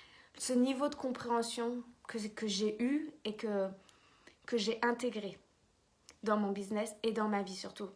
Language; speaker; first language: French; native; French